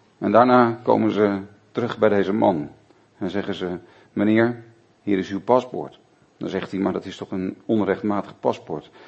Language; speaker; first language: Dutch; native; Dutch